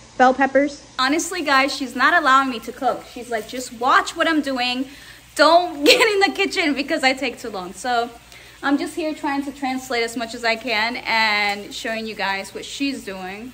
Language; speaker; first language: English; early bilingual, other home language; Spanish